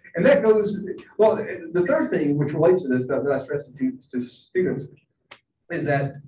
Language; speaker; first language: English; native; English